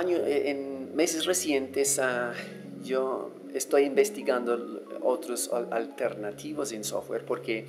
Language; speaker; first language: Spanish; non-native, fluent; English